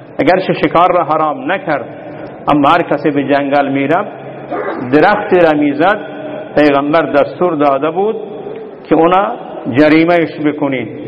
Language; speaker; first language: Persian; non-native, local second language; Baluchi